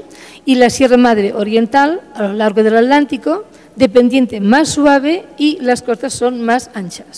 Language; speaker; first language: Spanish; native; Spanish